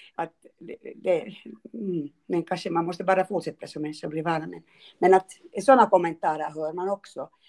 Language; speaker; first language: Swedish; native; Swedish